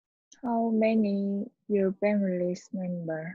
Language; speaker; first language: English; non-native, learner; Korean